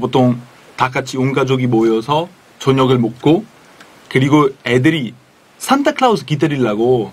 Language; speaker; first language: Korean; non-native, fluent; Italian